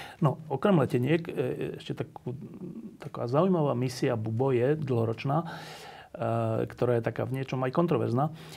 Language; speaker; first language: Slovak; native; Slovak